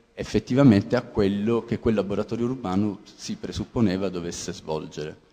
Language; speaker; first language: Italian; native; Italian